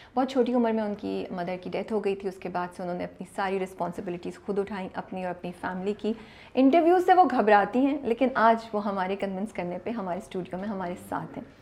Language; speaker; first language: Urdu; native; Urdu